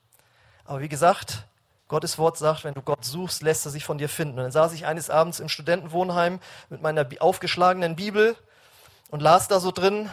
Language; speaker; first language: German; native; German